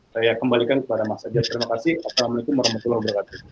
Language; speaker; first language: Malay; native; Malay